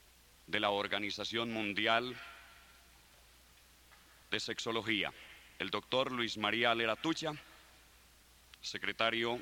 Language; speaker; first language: Spanish; native; Spanish